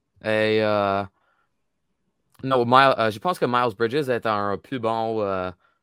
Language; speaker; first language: French; non-native, learner; English